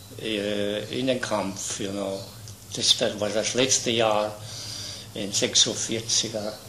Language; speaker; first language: German; native; German